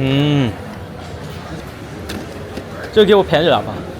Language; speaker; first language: Chinese; non-native, fluent; Korean